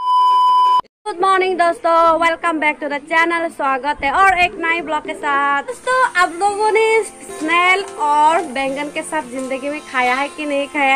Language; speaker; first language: Hindi; non-native, local second language; Chakma